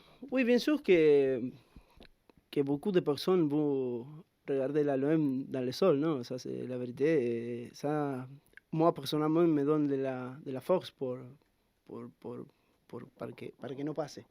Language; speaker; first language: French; non-native, fluent; Spanish